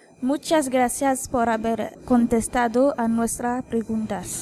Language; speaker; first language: Spanish; non-native, learner; French